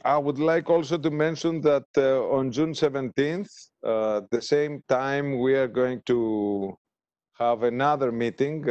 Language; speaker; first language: English; non-native, fluent; Greek